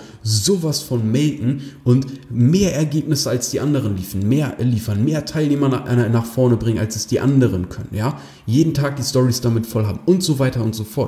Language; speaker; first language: German; native; German